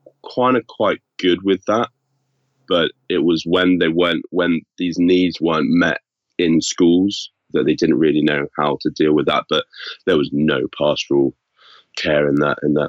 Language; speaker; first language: English; native; English